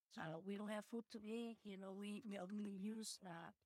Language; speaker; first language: English; early bilingual, other home language; Vietnamese